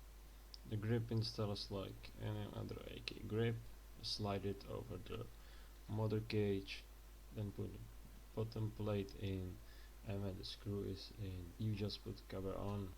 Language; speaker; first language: English; non-native, fluent; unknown